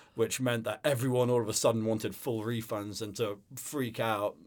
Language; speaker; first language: English; native; English